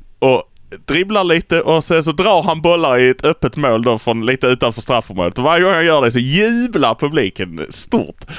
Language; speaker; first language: Swedish; native; Swedish